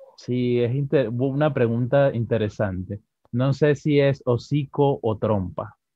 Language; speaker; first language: Spanish; native; Spanish